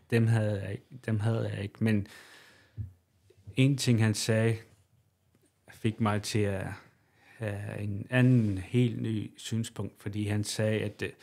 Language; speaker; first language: Danish; non-native, local second language; Kalaallisut